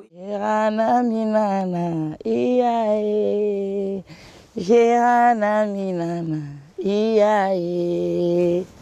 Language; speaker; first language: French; non-native, local second language; Fula